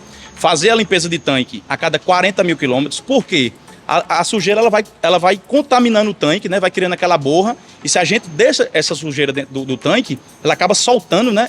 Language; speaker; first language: Portuguese; native; Portuguese